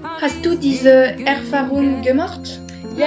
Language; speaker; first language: German; non-native, learner; French